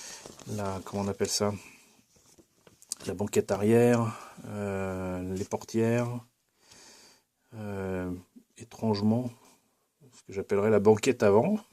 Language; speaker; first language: French; native; French